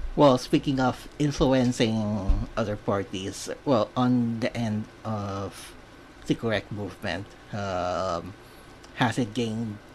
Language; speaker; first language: English; non-native, local second language; Filipino